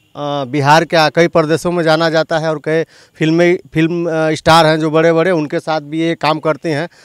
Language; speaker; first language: Hindi; native; Hindi